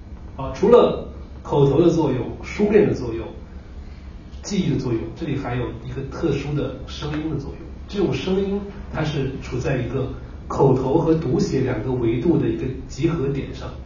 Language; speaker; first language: Chinese; native; Chinese